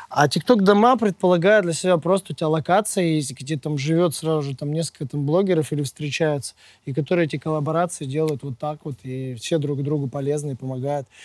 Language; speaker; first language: Russian; native; Russian